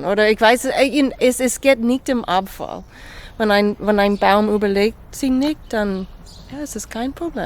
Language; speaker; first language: German; non-native, fluent; English